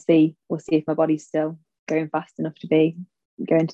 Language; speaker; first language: English; native; English